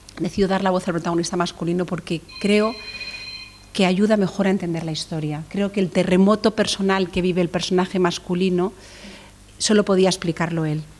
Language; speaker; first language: Spanish; native; Spanish